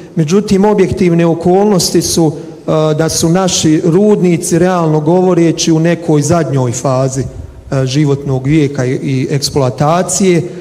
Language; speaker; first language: Bosnian; native; Bosnian